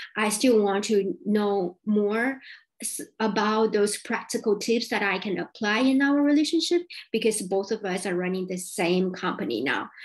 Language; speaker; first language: English; non-native, fluent; Chinese